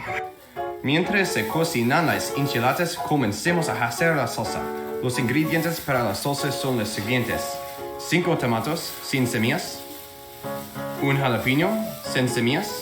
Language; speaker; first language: Spanish; non-native, learner; English